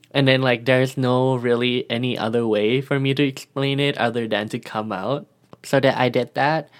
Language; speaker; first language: English; early bilingual, other home language; Thai